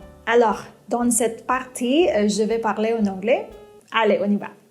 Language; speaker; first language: French; non-native, fluent; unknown